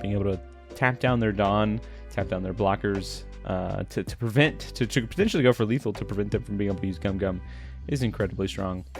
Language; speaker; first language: English; native; English